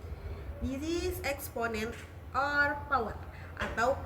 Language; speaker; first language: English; non-native, learner; Indonesian